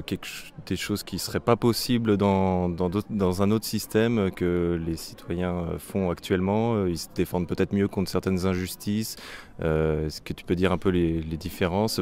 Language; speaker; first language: French; native; French